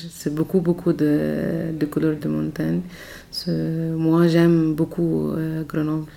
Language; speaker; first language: French; non-native, learner; Arabic